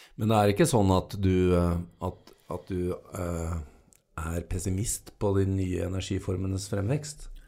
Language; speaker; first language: Norwegian; native; Norwegian